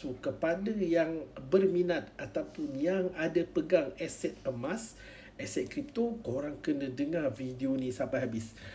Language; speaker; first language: Malay; native; Malay